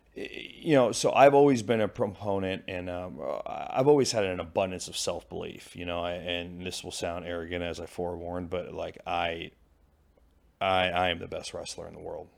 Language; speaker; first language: English; native; English